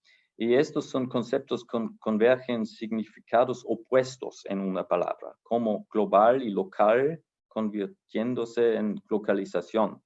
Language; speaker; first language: Spanish; non-native, fluent; German